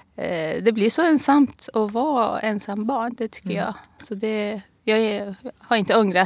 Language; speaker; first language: Swedish; non-native, fluent; Persian